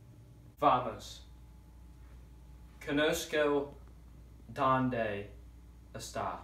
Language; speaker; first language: Spanish; non-native, learner; English